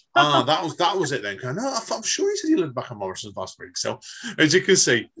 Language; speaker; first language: English; native; English